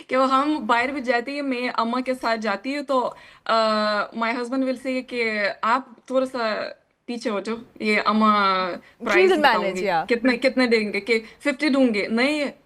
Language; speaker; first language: Hindi; non-native, learner; Lithuanian